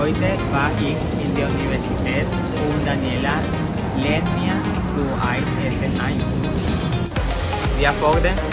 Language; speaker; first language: German; non-native, learner; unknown